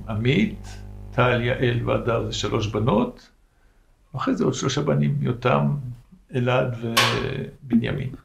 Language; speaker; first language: Hebrew; non-native, fluent; French